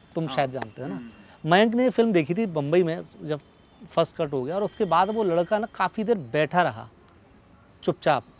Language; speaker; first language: Hindi; native; Hindi